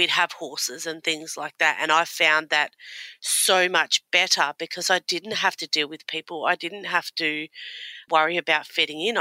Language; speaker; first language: English; native; English